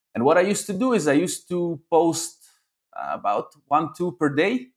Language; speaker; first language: English; early bilingual, other home language; Russian